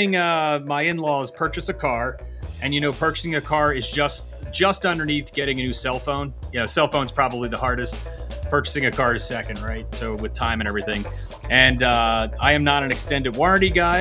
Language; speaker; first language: English; native; English